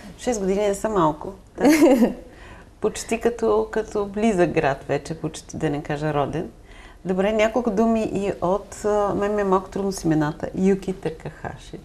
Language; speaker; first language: Bulgarian; native; Bulgarian